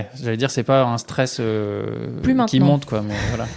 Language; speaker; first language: French; native; French